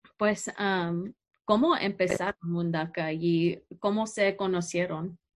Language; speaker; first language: Spanish; non-native, learner; English